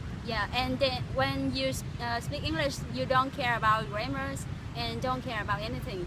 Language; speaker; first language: English; non-native, learner; Vietnamese